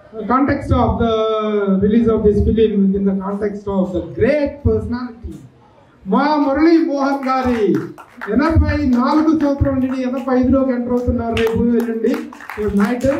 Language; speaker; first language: Telugu; native; Telugu